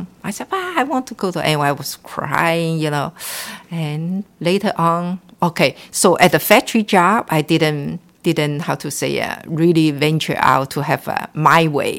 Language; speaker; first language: English; non-native, local second language; Cantonese